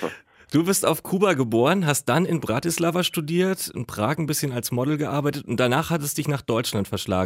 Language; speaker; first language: German; native; German